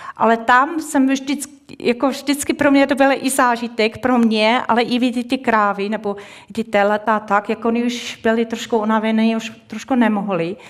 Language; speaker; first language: Czech; non-native, fluent; Swiss German